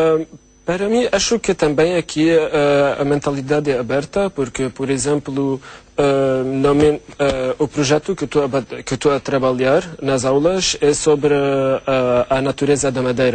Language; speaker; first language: Portuguese; non-native, learner; Arabic